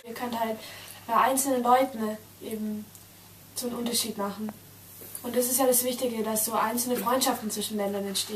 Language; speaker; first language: German; native; German